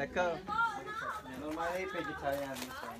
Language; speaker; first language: English; non-native, learner; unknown